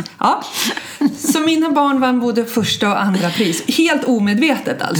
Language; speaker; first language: Swedish; native; Swedish